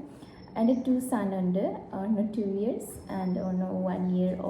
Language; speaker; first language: Malayalam; non-native, learner; Bodo